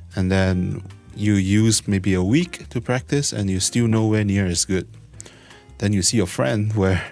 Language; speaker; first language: English; non-native, local second language; Chinese